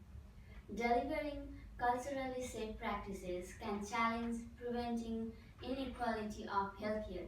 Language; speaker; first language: English; non-native, fluent; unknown